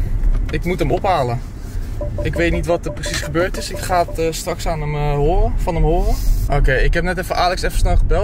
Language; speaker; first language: Dutch; native; Dutch